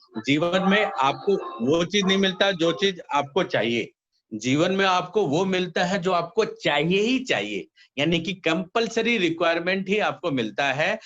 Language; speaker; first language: Hindi; native; Hindi